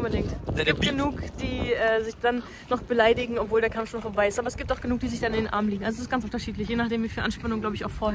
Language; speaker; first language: German; native; German